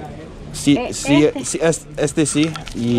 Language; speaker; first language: Spanish; non-native, learner; English